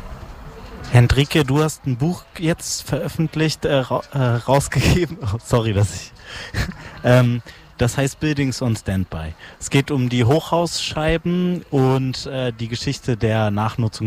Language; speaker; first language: German; native; German